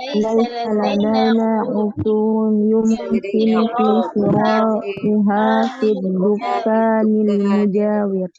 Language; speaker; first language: Arabic; non-native, learner; Indonesian